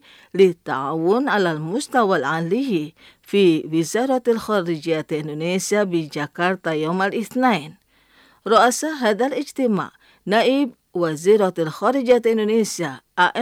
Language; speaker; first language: Arabic; non-native, fluent; Indonesian